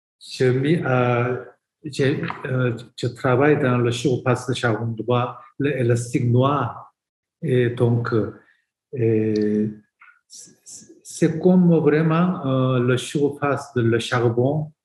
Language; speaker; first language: French; non-native, fluent; Korean